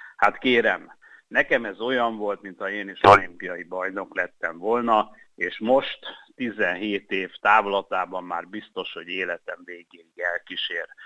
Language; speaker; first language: Hungarian; native; Hungarian